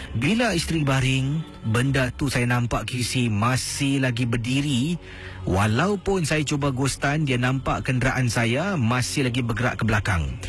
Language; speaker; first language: Malay; native; Malay